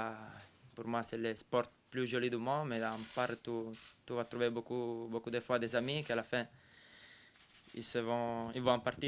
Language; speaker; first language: French; non-native, fluent; Italian